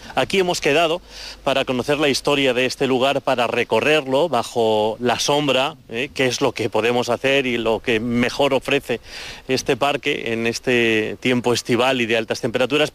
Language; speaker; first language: Spanish; native; Spanish